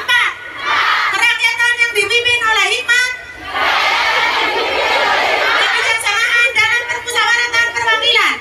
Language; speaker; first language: Indonesian; non-native, local second language; Javanese